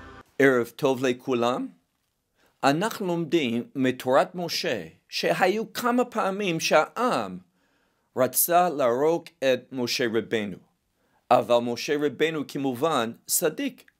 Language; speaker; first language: Hebrew; non-native, fluent; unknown